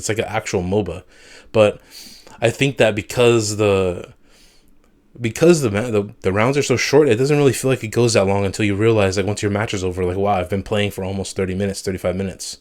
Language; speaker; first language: English; native; English